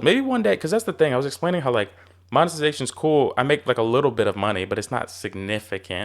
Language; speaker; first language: English; native; English